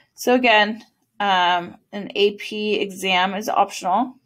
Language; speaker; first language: English; native; English